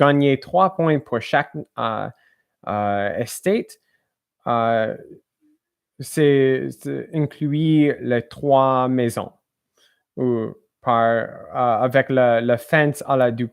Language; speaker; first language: French; non-native, learner; English